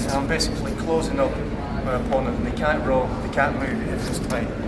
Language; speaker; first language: English; native; English